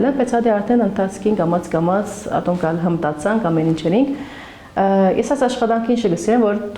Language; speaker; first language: Armenian; early bilingual, heritage; Armenian